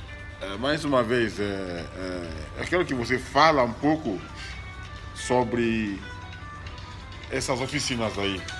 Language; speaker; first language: Portuguese; non-native, fluent; Yoruba